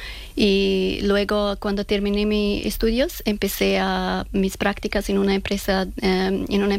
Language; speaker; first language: Spanish; non-native, fluent; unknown